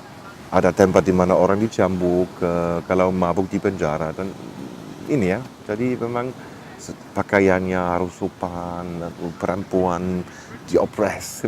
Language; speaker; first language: Indonesian; non-native, fluent; German